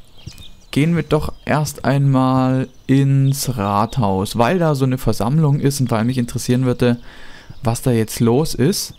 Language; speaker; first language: German; native; German